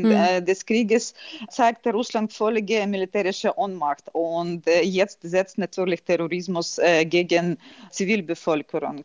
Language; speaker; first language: German; non-native, fluent; Ukrainian